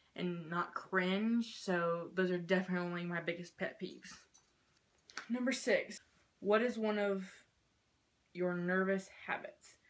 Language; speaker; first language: English; native; English